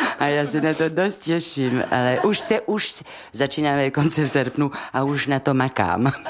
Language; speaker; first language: Czech; non-native, fluent; French